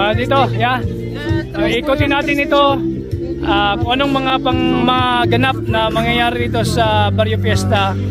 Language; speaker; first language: Filipino; native; Filipino